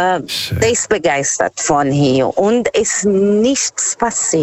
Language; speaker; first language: German; non-native, fluent; Portuguese